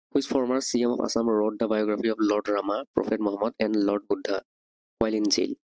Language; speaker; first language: English; non-native, local second language; Assamese